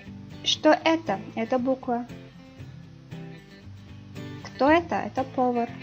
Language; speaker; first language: Russian; non-native, learner; Mongolian